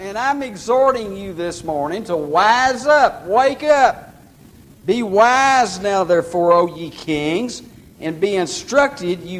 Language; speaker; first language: English; native; English